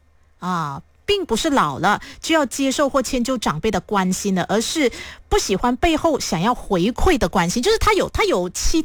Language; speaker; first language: Chinese; native; Chinese